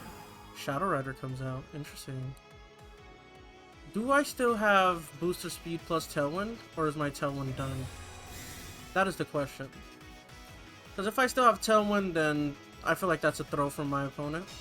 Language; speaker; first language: English; native; English